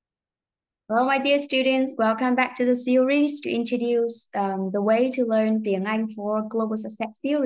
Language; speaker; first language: English; non-native, fluent; Vietnamese